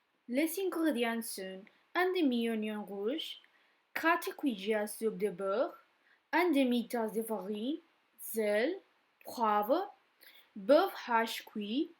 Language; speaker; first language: French; non-native, learner; Spanish